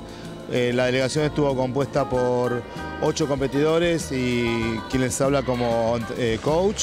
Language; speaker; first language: Spanish; native; Spanish